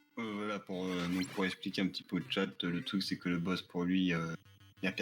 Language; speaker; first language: French; native; French